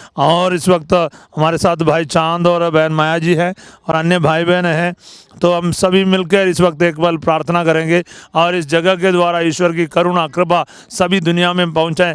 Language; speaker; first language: Hindi; native; Hindi